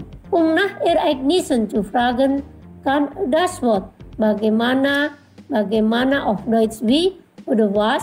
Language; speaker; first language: German; non-native, fluent; Indonesian